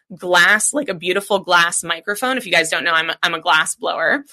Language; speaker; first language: English; native; English